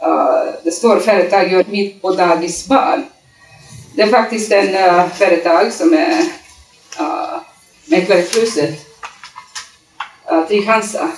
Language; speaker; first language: Swedish; non-native, learner; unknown